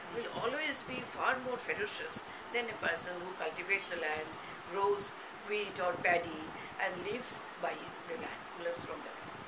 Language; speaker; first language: English; non-native, local second language; Bangla